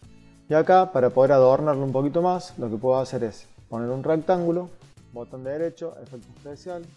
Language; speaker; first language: Spanish; native; Spanish